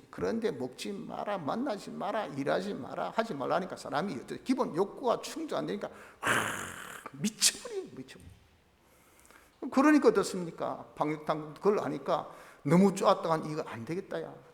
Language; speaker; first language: Korean; native; Korean